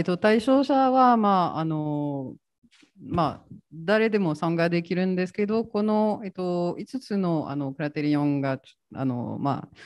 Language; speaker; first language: Japanese; non-native, fluent; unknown